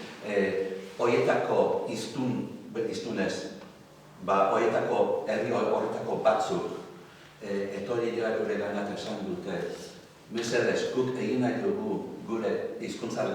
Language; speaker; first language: Basque; non-native, fluent; English